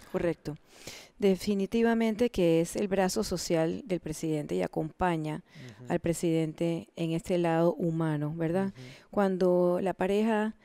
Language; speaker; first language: Spanish; native; Spanish